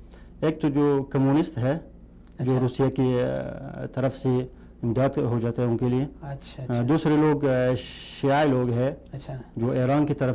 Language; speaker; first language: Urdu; non-native, fluent; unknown